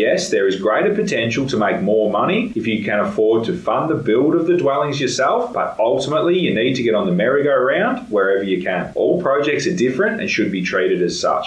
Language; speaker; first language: English; native; English